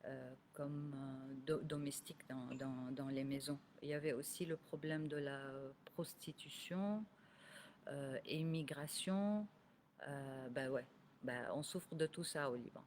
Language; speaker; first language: French; non-native, local second language; Arabic